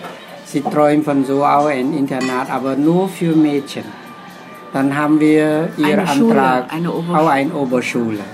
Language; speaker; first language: German; non-native, fluent; Khmer